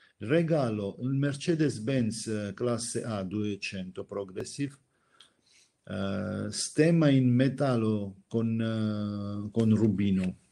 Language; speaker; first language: Italian; non-native, fluent; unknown